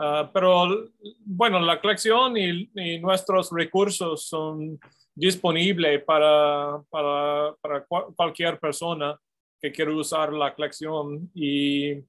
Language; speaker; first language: Spanish; non-native, fluent; English